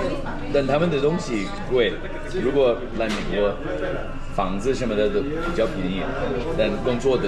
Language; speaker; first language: Chinese; non-native, fluent; English